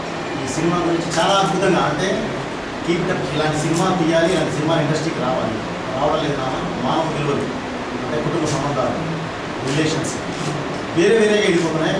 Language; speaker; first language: Telugu; native; Telugu